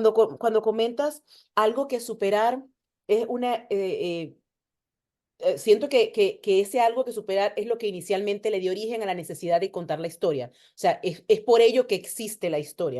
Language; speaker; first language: Spanish; native; Spanish